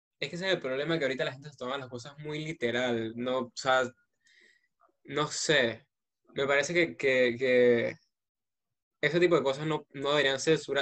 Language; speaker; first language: Spanish; native; Spanish